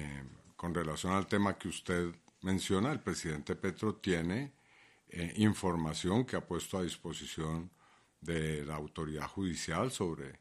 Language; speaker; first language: Spanish; native; Spanish